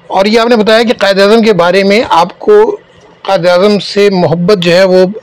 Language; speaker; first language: Urdu; native; Urdu